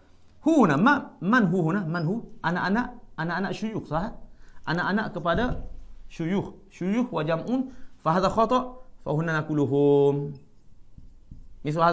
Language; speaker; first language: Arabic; non-native, fluent; Malay